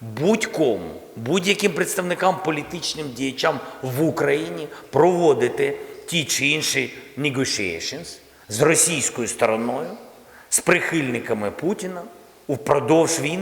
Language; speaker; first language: Ukrainian; non-native, local second language; Russian